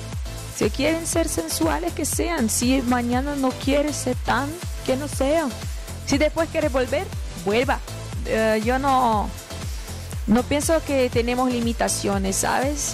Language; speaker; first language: Spanish; non-native, fluent; Portuguese